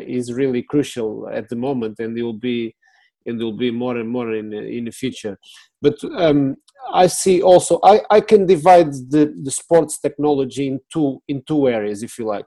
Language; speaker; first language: English; non-native, fluent; Portuguese